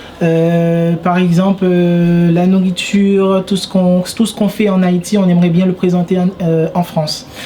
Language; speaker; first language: French; non-native, local second language; Haitian Creole